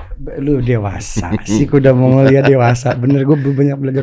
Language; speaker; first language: Indonesian; native; Indonesian